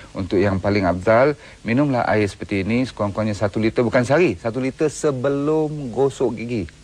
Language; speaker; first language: Malay; native; Malay